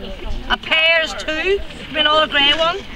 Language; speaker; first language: English; native; English